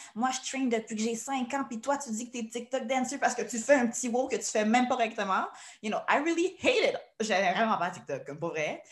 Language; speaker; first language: French; native; French